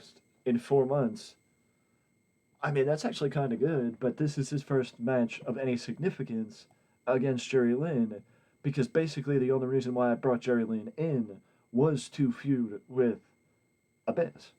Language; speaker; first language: English; native; English